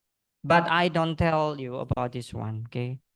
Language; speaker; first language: English; non-native, learner; Indonesian